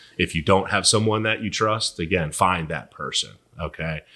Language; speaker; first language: English; native; English